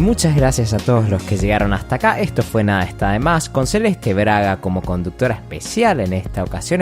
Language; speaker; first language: Spanish; native; Spanish